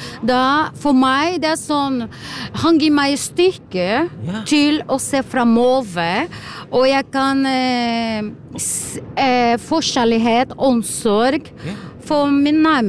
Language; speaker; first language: Norwegian; non-native, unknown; Portuguese